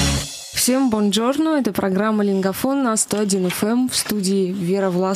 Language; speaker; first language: Russian; native; Russian